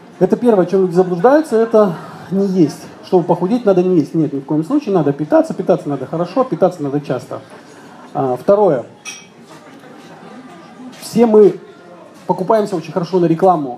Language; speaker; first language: Russian; native; Russian